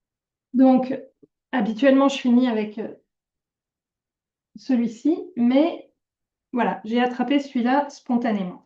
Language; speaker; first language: French; native; French